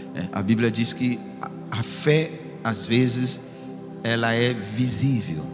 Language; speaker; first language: Portuguese; non-native, fluent; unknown